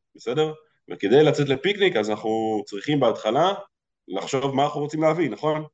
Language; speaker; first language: Hebrew; early bilingual, other home language; Russian